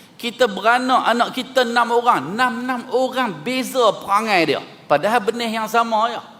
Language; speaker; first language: Malay; native; Malay